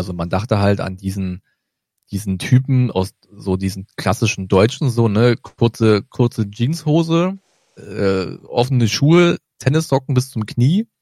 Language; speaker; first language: German; native; German